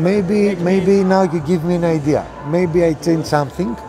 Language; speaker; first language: English; non-native, fluent; Greek